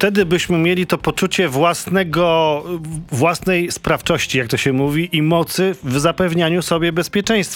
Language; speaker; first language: Polish; native; Polish